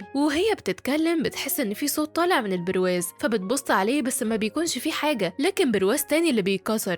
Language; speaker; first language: Arabic; native; Arabic